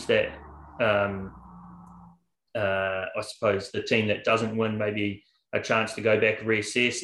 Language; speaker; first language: English; native; English